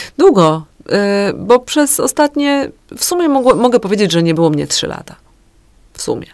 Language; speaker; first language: Polish; native; Polish